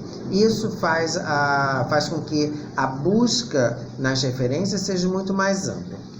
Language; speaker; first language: Portuguese; native; Portuguese